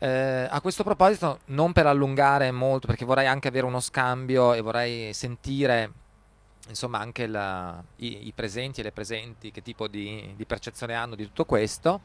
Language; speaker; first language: Italian; native; Italian